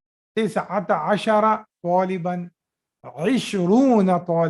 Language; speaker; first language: Arabic; non-native, fluent; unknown